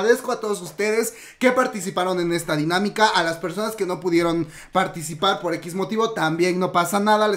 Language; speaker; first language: Spanish; native; Spanish